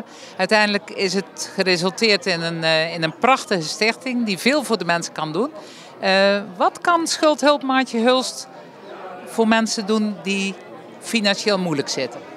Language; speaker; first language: Dutch; native; Dutch